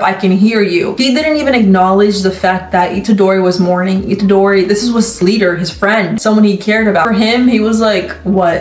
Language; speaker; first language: English; native; English